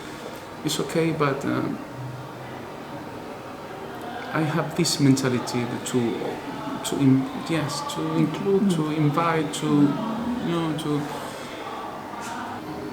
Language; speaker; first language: English; non-native, learner; Spanish